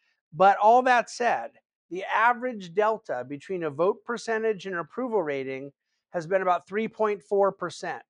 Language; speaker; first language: English; native; English